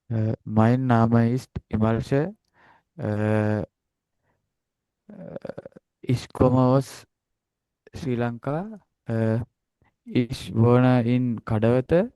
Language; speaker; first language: German; non-native, learner; Sinhala